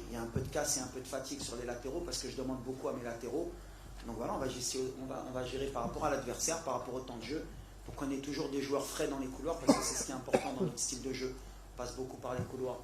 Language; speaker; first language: French; native; French